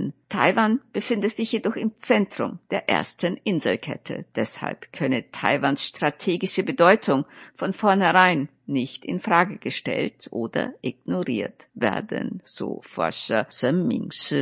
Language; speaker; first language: German; native; German